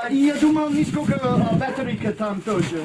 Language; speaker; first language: Russian; non-native, learner; English